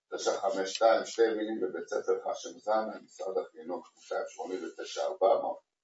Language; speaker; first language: Hebrew; non-native, local second language; Arabic